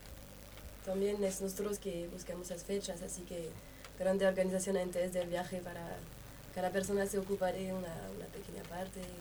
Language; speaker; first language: Spanish; non-native, learner; French